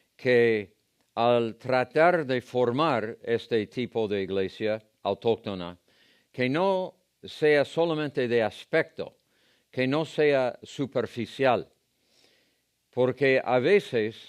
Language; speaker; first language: Spanish; non-native, fluent; English